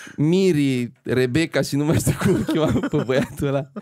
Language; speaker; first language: Romanian; native; Romanian